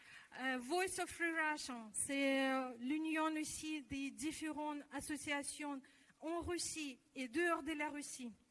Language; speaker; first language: French; non-native, learner; Russian